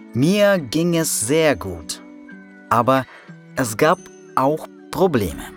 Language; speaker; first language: German; non-native, fluent; Russian